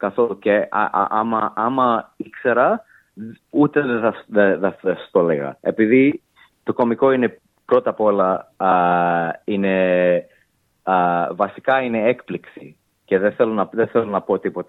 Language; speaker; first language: Greek; early bilingual, heritage; English